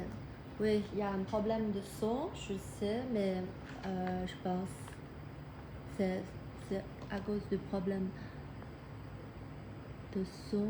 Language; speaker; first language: French; non-native, fluent; Chinese